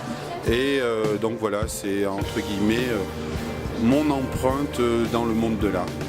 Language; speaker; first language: French; native; French